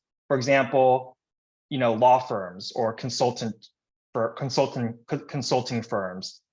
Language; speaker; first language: English; native; English